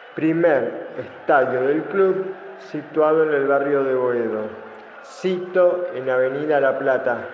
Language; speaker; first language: Spanish; native; Spanish